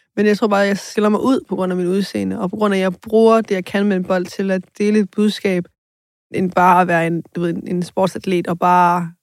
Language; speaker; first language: Danish; early bilingual, other home language; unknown